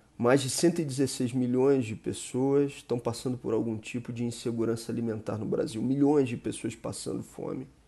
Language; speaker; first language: Portuguese; native; Portuguese